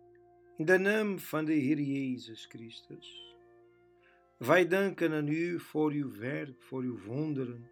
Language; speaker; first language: Dutch; non-native, fluent; Portuguese